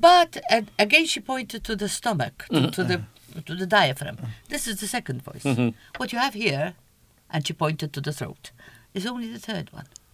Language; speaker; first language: English; non-native, local second language; Maltese